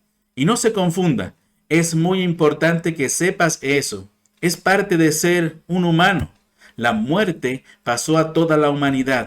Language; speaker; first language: Spanish; non-native, fluent; English